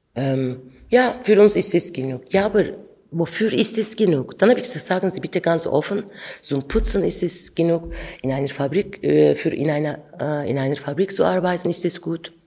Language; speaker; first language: German; non-native, fluent; Turkish